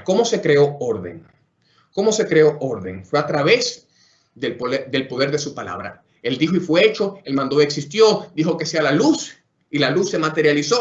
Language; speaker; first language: Spanish; native; Spanish